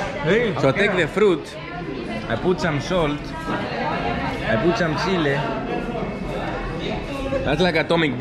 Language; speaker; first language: English; non-native, fluent; Greek